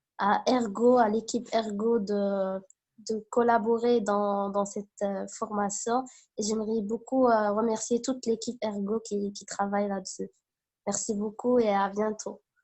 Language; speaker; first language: French; non-native, local second language; Arabic